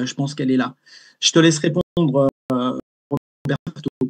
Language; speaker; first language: French; native; French